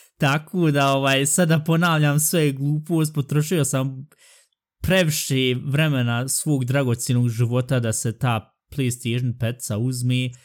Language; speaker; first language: Bosnian; early bilingual, heritage; Bosnian